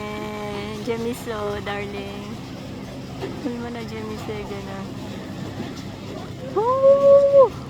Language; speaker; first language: Korean; non-native, learner; Filipino